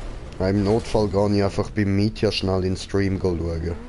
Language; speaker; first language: German; native; German